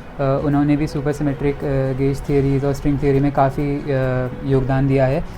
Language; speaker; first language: Hindi; native; Hindi